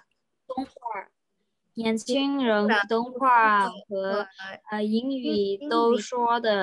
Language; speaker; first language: Chinese; non-native, learner; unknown